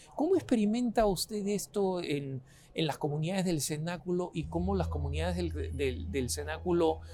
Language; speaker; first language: Spanish; native; Spanish